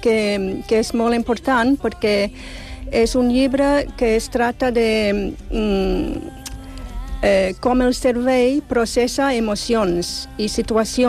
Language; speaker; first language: Catalan; non-native, fluent; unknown